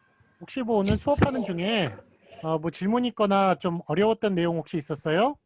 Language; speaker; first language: Korean; native; Korean